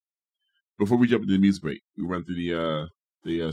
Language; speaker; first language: English; native; English